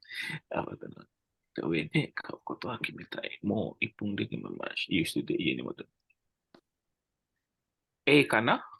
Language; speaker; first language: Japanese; non-native, learner; Indonesian